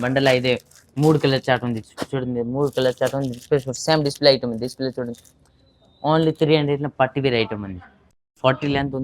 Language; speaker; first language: Telugu; non-native, local second language; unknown